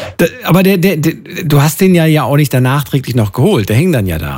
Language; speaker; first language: German; native; German